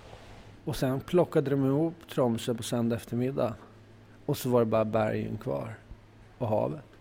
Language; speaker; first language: Swedish; native; Swedish